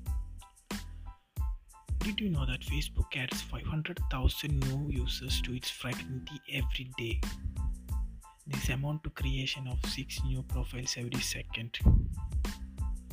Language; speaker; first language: English; non-native, local second language; Malayalam